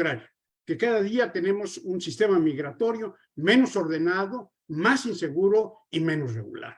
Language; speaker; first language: Spanish; native; Spanish